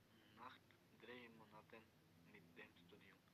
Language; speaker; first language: German; non-native, learner; Macedonian